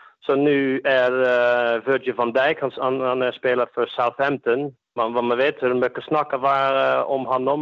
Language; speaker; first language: Swedish; non-native, fluent; Dutch